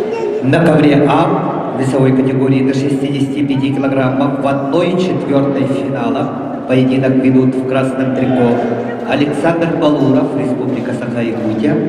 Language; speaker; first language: Russian; native; Russian